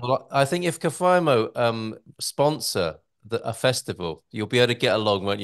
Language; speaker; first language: English; native; English